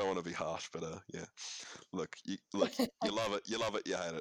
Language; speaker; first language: English; native; English